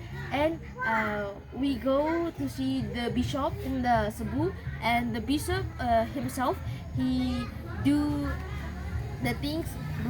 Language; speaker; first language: English; non-native, learner; Indonesian